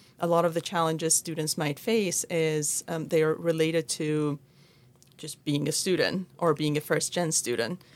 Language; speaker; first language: English; non-native, fluent; Persian